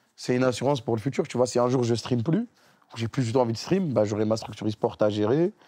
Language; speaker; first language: French; native; French